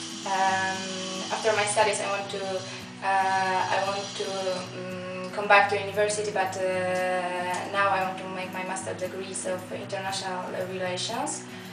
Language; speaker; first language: English; non-native, fluent; Polish